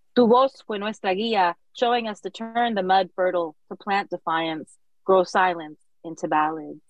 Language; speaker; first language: Spanish; early bilingual, heritage; Spanish